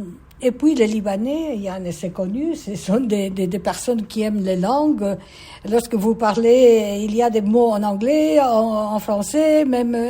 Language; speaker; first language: French; non-native, fluent; Spanish